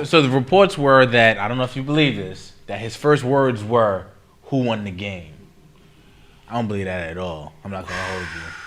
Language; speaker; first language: English; native; English